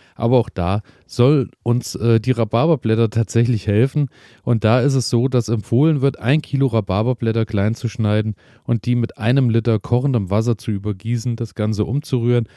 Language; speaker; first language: German; native; German